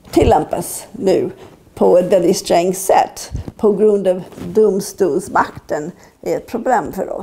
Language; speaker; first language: Swedish; non-native, fluent; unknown